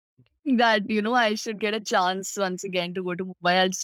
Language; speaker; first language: English; non-native, local second language; Punjabi